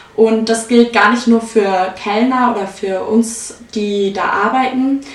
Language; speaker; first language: German; native; German